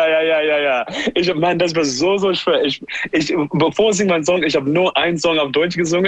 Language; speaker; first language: German; non-native, learner; English